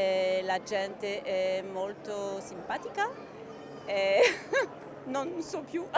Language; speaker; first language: Italian; non-native, learner; French